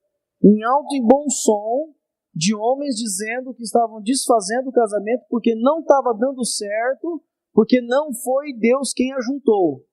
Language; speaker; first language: Portuguese; native; Portuguese